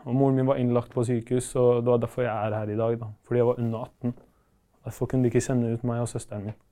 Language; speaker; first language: Norwegian; early bilingual, other home language; Arabic